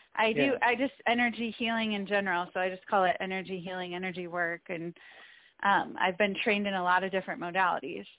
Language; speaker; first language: English; native; English